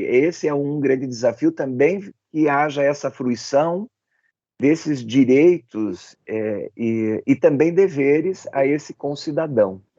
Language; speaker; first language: Portuguese; native; Portuguese